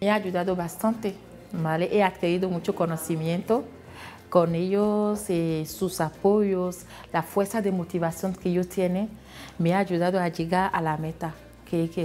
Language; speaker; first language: Spanish; non-native, fluent; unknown